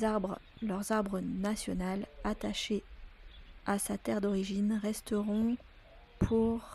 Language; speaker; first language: French; native; French